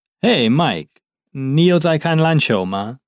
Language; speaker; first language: Chinese; non-native, fluent; English